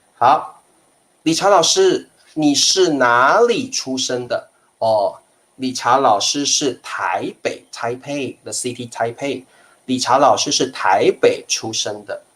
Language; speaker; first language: Chinese; native; Chinese